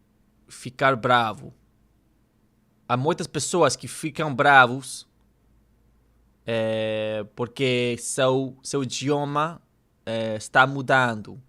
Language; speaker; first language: Portuguese; non-native, learner; English